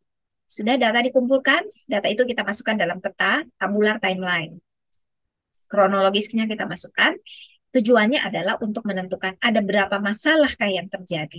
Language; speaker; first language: Indonesian; native; Indonesian